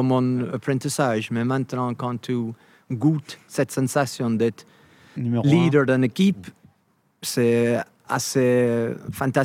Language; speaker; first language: French; non-native, fluent; English